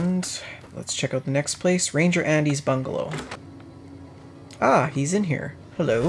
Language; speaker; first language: English; native; English